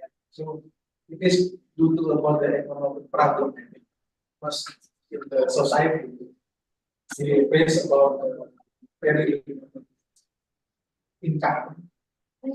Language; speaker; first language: English; non-native, fluent; Indonesian